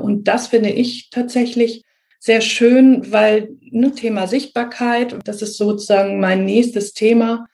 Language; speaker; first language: German; native; German